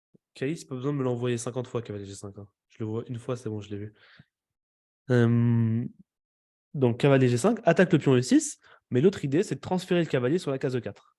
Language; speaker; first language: French; native; French